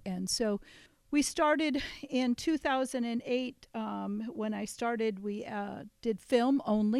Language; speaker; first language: English; native; English